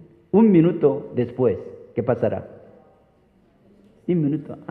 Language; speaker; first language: Spanish; non-native, fluent; Korean